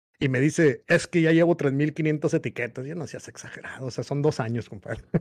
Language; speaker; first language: Spanish; native; Spanish